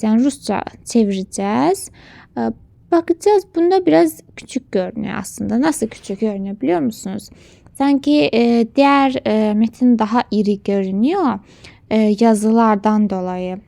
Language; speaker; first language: Turkish; non-native, local second language; Azerbaijani